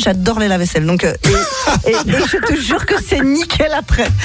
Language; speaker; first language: French; native; French